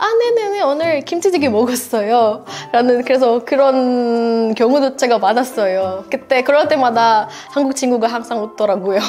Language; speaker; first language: Korean; non-native, fluent; Indonesian